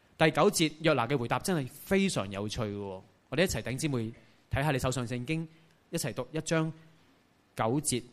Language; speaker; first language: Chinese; non-native, local second language; Cantonese